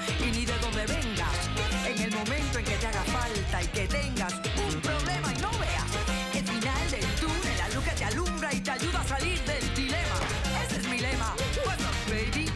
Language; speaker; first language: Spanish; native; Spanish